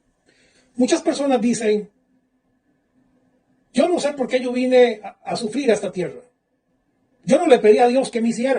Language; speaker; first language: Spanish; native; Spanish